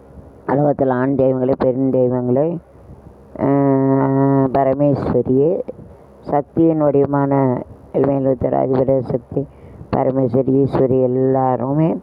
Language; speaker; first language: Tamil; native; Tamil